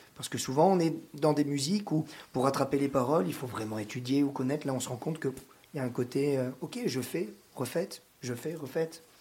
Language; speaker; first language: French; native; French